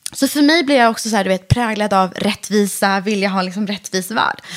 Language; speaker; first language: Swedish; early bilingual, other home language; Persian